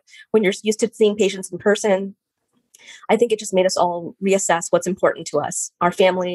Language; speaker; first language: English; native; English